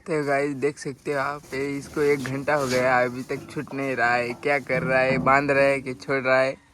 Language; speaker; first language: Hindi; non-native, local second language; Marathi